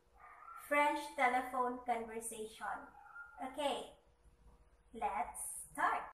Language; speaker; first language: English; non-native, local second language; Filipino